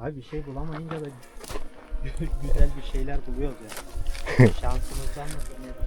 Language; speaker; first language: Turkish; native; Turkish